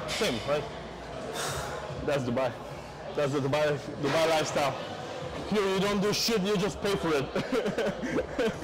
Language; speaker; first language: English; non-native, fluent; Bulgarian